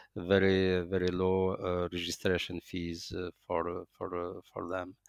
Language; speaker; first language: English; non-native, fluent; Arabic